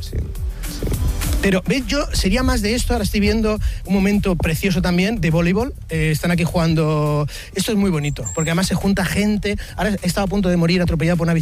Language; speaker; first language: Spanish; native; Spanish